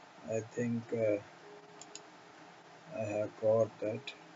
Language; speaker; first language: English; non-native, local second language; Kannada